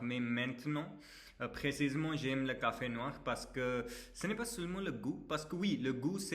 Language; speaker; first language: French; non-native, learner; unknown